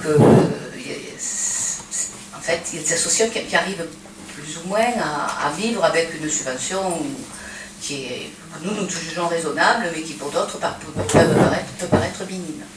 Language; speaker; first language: French; native; French